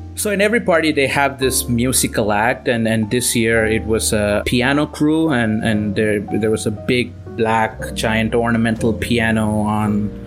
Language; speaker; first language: English; non-native, local second language; Tamil